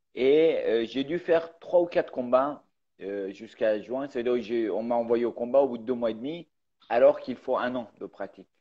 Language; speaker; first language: French; early bilingual, other home language; Persian